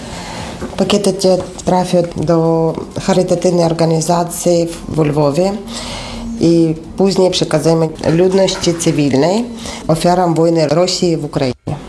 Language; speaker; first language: Polish; non-native, fluent; Ukrainian